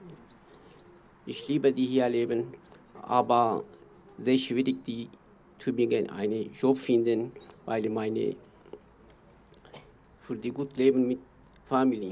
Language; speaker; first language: German; non-native, learner; Kurdish